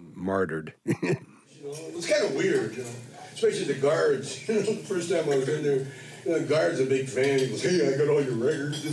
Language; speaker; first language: English; native; English